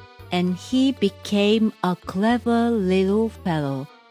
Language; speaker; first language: English; non-native, fluent; Japanese